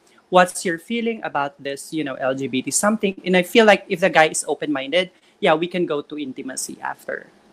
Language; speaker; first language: English; non-native, local second language; Filipino